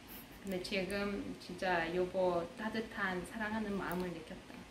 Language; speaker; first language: Korean; non-native, fluent; Russian